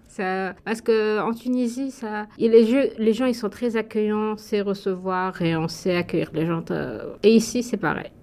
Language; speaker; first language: French; non-native, local second language; Arabic